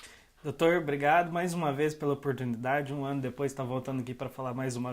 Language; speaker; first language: Portuguese; native; Portuguese